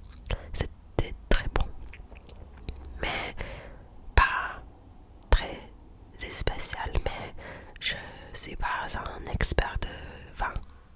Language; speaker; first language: French; non-native, learner; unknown